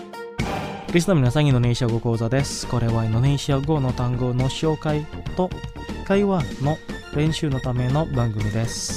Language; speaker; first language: Japanese; non-native, fluent; Indonesian